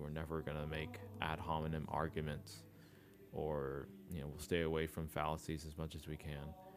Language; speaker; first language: English; native; English